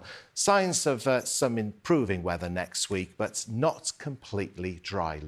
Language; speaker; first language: English; native; English